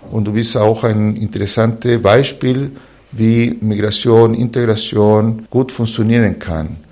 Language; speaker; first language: German; non-native, fluent; Spanish